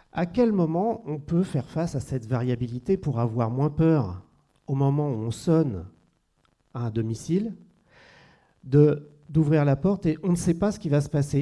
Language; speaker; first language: French; native; French